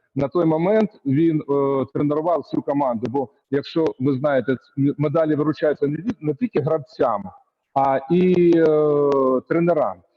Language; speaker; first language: Ukrainian; native; Ukrainian